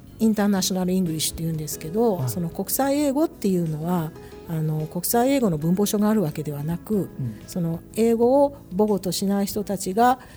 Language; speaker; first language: Japanese; native; Japanese